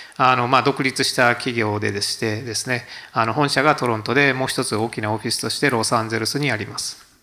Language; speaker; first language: Japanese; native; Japanese